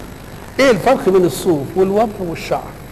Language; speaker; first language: Arabic; native; Arabic